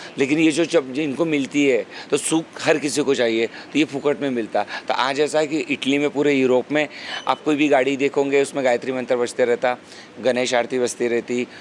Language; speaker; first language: Hindi; non-native, local second language; Marathi